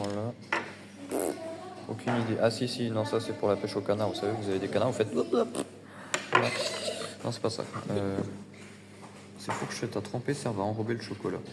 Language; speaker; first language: French; native; French